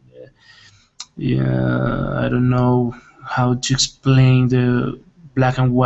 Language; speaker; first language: English; non-native, learner; Spanish